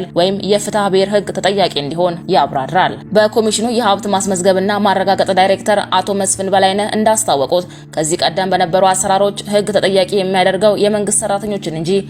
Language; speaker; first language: Amharic; native; Amharic